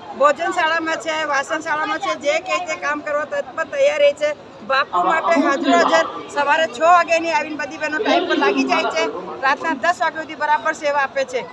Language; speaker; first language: Gujarati; non-native, local second language; Hindi